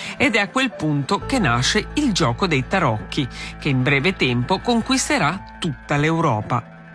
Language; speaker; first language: Italian; native; Italian